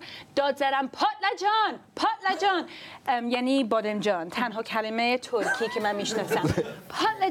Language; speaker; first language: Persian; early bilingual, other home language; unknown